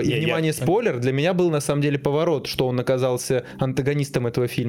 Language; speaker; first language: Russian; native; Russian